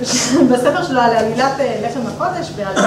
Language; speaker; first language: Hebrew; native; Hebrew